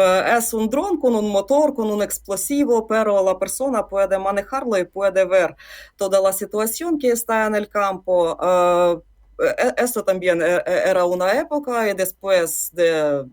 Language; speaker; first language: Spanish; non-native, fluent; Ukrainian